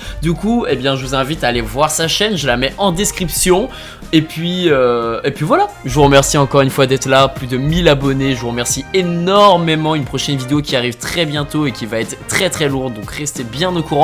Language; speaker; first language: French; native; French